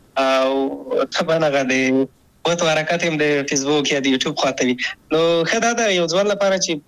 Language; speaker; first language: Pashto; native; Pashto